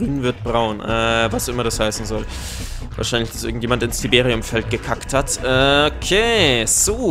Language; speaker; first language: German; native; German